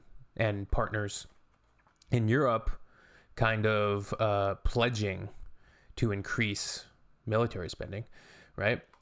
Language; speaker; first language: English; native; English